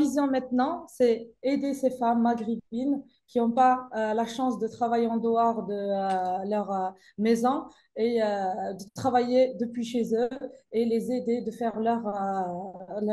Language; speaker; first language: French; non-native, local second language; Arabic